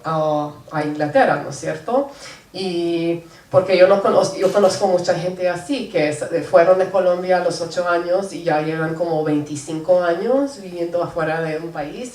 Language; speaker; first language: Spanish; non-native, local second language; English